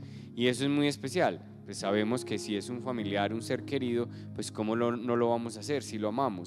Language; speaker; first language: Spanish; native; Spanish